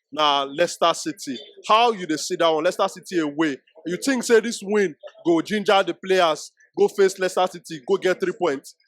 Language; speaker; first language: Nigerian Pidgin; native; Nigerian Pidgin